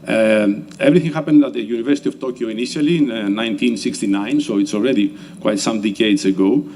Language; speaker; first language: English; non-native, fluent; Italian